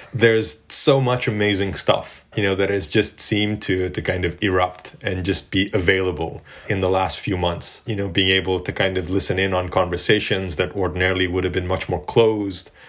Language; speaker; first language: English; native; English